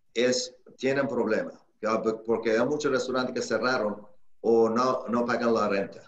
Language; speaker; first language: Spanish; non-native, learner; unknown